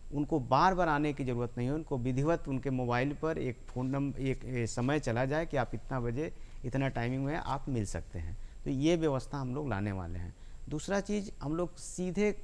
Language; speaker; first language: Hindi; native; Hindi